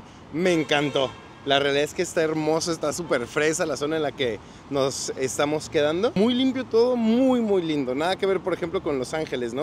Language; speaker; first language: Spanish; native; Spanish